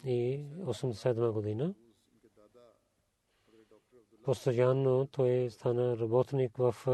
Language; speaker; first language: Bulgarian; non-native, learner; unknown